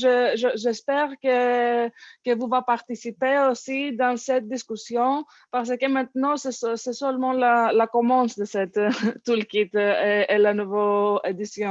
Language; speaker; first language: French; non-native, learner; English